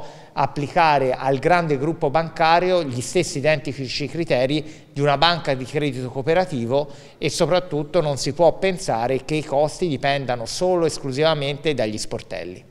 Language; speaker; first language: Italian; native; Italian